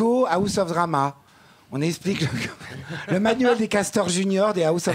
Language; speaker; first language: French; native; French